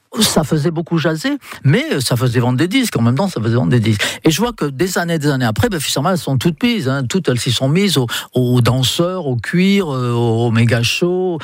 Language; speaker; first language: French; non-native, fluent; English